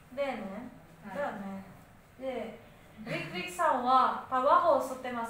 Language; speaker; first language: Japanese; non-native, learner; Filipino